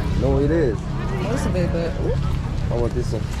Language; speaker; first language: English; non-native, learner; Korean